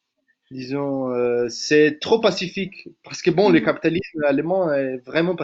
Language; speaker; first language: French; non-native, fluent; Portuguese